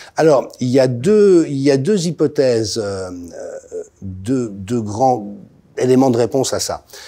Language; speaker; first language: French; native; French